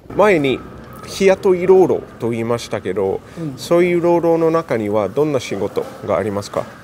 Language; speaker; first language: Japanese; non-native, fluent; English